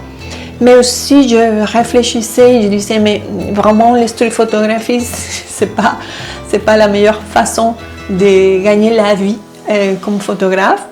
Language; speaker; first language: French; non-native, fluent; Spanish